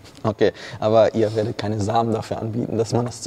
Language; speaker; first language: German; native; German